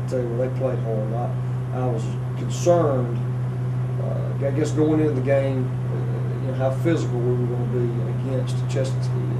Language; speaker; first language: English; native; English